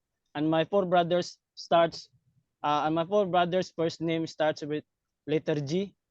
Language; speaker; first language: English; non-native, learner; Cebuano